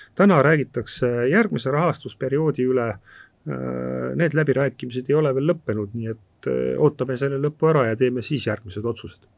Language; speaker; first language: Estonian; native; Estonian